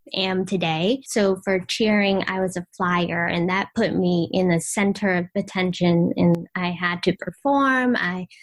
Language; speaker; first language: English; early bilingual, other home language; Vietnamese